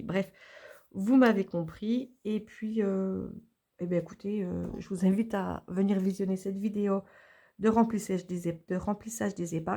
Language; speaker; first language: French; native; French